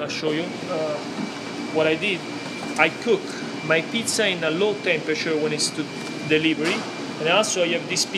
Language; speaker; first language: English; non-native, fluent; Italian